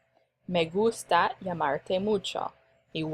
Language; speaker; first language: Spanish; non-native, fluent; English